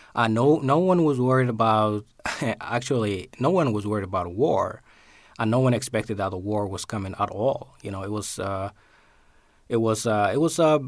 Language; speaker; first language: English; non-native, fluent; Somali